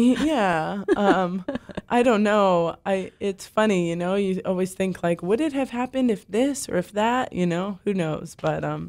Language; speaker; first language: English; native; English